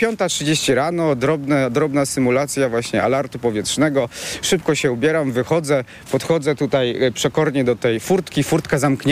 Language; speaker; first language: Polish; native; Polish